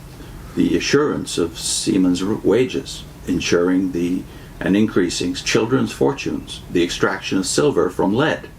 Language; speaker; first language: English; native; English